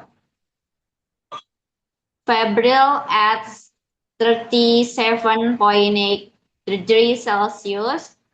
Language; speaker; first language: English; non-native, learner; Indonesian